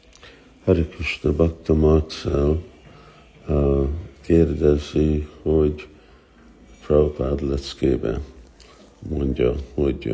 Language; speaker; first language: Hungarian; early bilingual, heritage; Hungarian